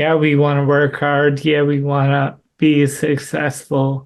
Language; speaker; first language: English; native; English